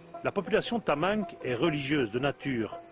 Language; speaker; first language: French; native; French